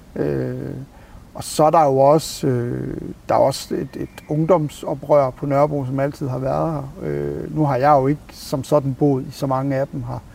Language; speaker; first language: Danish; native; Danish